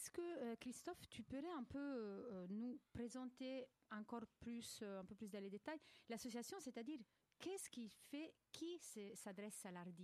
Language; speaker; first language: French; native; French